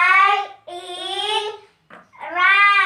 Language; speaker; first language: English; non-native, learner; Indonesian